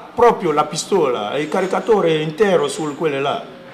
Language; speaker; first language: Italian; non-native, learner; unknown